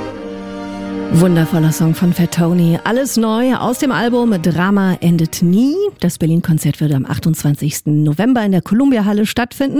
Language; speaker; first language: German; native; German